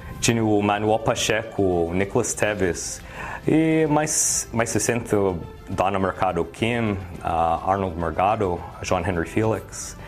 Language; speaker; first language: Portuguese; early bilingual, heritage; English